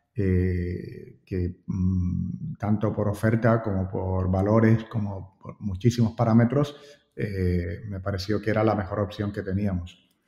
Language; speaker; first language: Spanish; native; Spanish